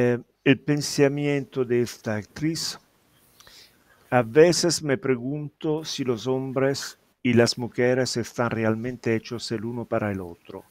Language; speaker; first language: Spanish; non-native, fluent; Italian